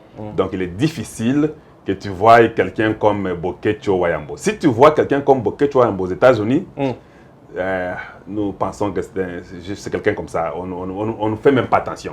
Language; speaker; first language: French; non-native, local second language; Lingala